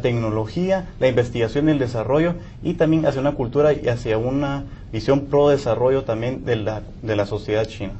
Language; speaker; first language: Spanish; native; Spanish